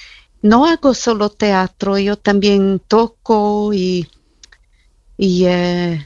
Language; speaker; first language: Spanish; non-native, fluent; German